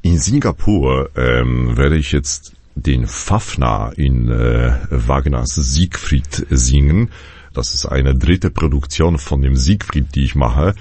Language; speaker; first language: German; non-native, fluent; Polish